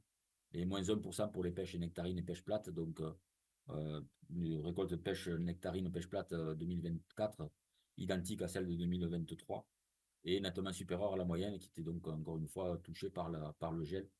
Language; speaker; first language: French; native; French